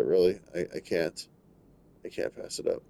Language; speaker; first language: English; native; English